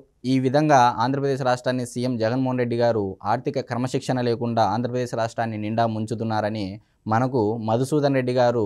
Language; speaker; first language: Telugu; native; Telugu